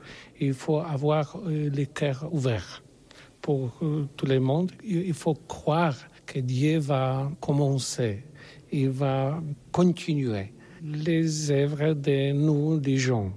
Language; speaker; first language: French; non-native, learner; Polish